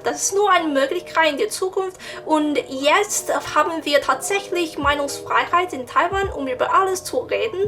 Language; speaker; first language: German; non-native, learner; Chinese